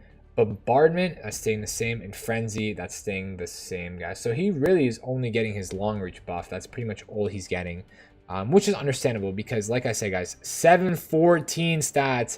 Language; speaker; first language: English; native; English